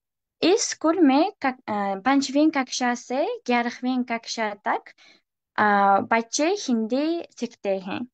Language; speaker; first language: Hindi; non-native, fluent; Uzbek